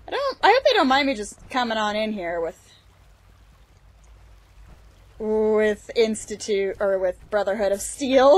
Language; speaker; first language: English; native; English